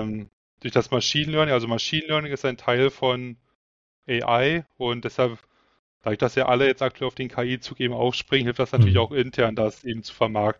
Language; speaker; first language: German; native; German